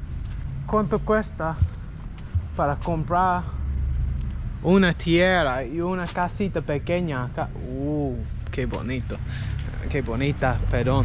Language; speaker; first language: Spanish; non-native, learner; English